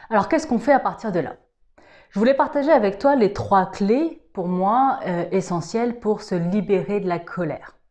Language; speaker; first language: French; native; French